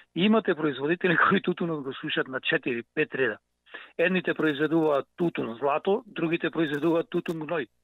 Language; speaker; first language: Macedonian; native; Macedonian